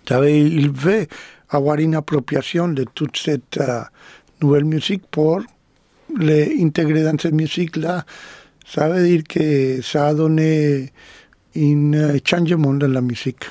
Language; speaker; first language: French; non-native, fluent; Spanish